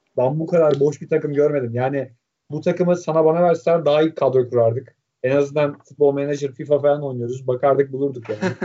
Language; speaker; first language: Turkish; native; Turkish